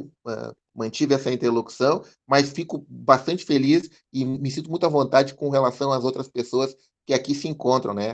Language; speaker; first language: Portuguese; native; Portuguese